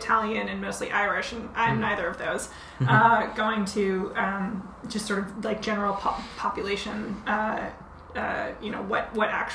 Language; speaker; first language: English; native; English